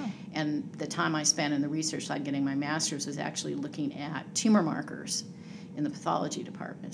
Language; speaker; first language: English; native; English